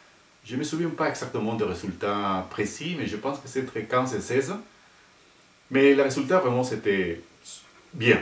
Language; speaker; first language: French; non-native, fluent; Spanish